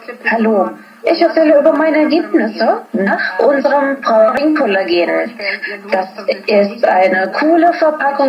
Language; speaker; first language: German; non-native, fluent; Russian